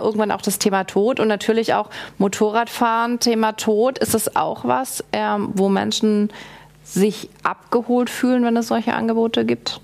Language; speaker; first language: German; native; German